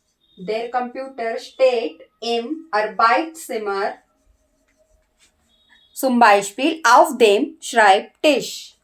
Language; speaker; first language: German; non-native, learner; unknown